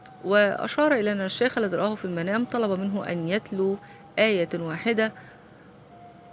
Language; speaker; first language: Arabic; native; Arabic